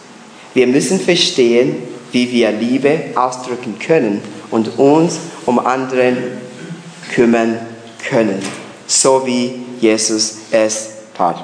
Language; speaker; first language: German; non-native, learner; English